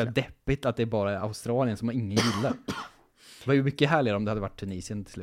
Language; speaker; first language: Swedish; native; Swedish